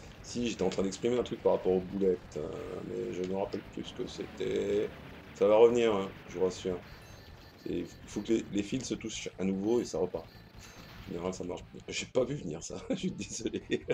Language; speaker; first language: French; native; French